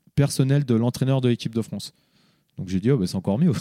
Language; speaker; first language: French; native; French